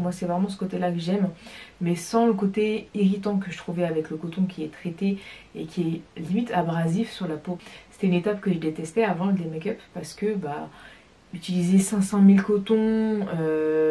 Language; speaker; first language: French; native; French